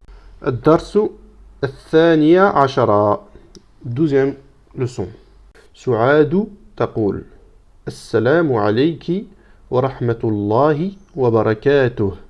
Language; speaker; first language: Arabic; non-native, fluent; French